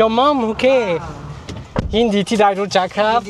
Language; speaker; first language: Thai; non-native, learner; French